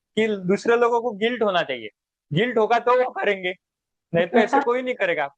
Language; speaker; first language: Hindi; non-native, local second language; Marathi